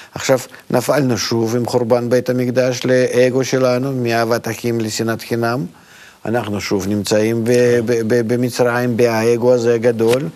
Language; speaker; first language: Hebrew; non-native, fluent; Russian